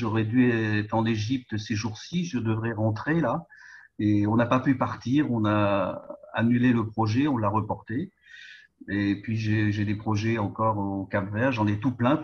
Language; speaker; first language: French; native; French